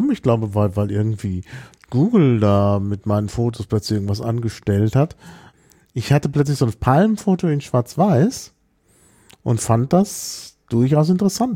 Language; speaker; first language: German; native; German